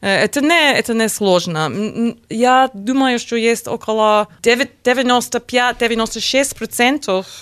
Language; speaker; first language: Russian; non-native, learner; English